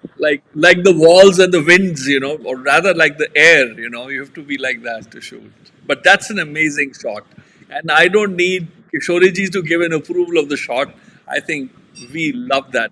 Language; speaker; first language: English; non-native, local second language; Punjabi